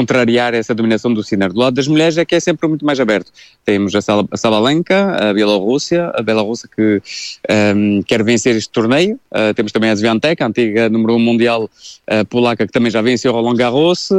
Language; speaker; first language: Portuguese; native; Portuguese